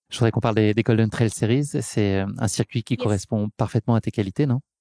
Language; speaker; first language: French; native; French